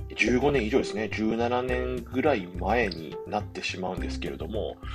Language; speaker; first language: Japanese; early bilingual, other home language; Chinese